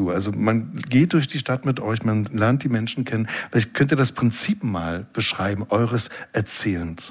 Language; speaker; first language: German; native; German